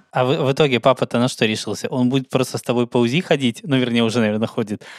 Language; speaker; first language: Russian; native; Russian